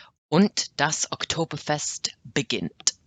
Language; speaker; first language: German; non-native, learner; English